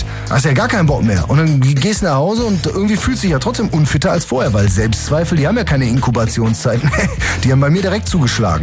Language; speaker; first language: German; native; German